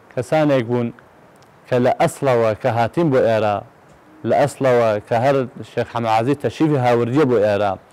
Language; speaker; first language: Central Kurdish; non-native, local second language; Gurani